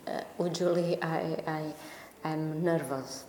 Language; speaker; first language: English; non-native, learner; Portuguese